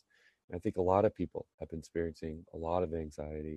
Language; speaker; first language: English; native; English